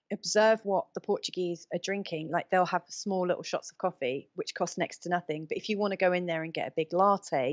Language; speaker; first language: English; native; English